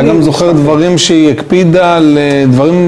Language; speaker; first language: Hebrew; native; Hebrew